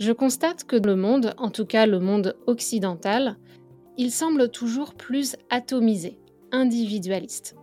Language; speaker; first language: French; native; French